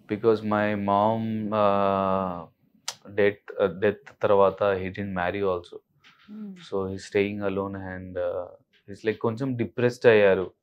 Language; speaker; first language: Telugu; non-native, local second language; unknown